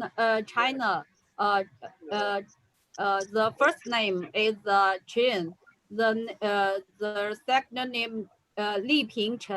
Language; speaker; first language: English; non-native, learner; Chinese